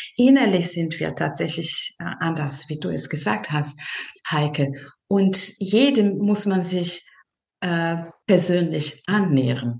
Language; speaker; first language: German; non-native, fluent; Serbian